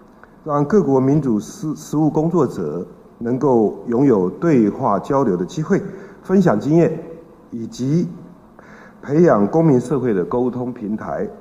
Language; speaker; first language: Chinese; native; Chinese